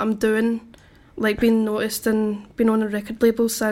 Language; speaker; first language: English; native; English